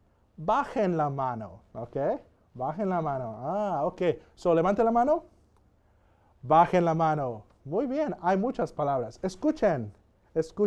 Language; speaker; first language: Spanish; non-native, fluent; English